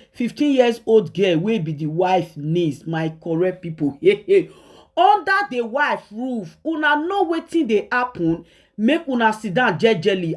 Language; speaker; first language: Nigerian Pidgin; native; Nigerian Pidgin